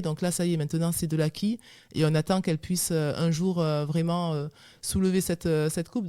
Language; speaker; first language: French; native; French